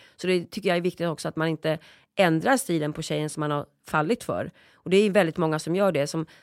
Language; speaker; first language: Swedish; early bilingual, other home language; Polish